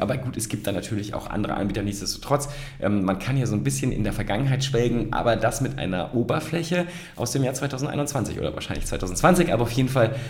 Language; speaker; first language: German; native; German